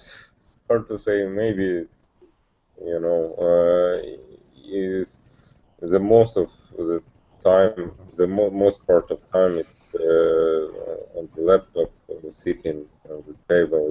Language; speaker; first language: English; non-native, learner; Russian